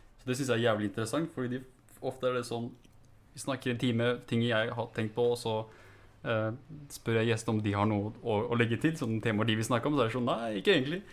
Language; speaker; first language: Norwegian; early bilingual, other home language; Arabic